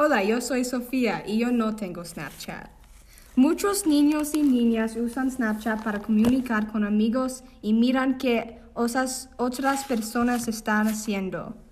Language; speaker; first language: Spanish; non-native, learner; English